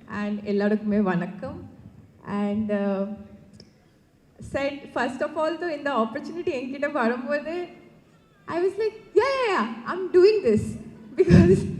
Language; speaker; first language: Tamil; non-native, learner; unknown